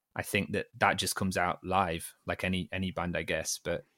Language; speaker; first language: English; native; English